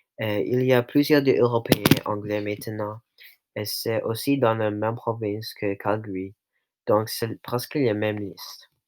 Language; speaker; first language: French; non-native, local second language; English